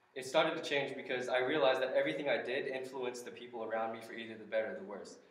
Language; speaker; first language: English; native; English